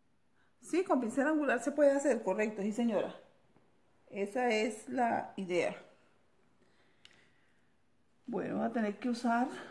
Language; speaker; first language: Spanish; native; Spanish